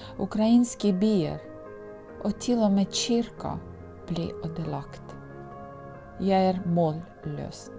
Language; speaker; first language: Norwegian; non-native, fluent; Ukrainian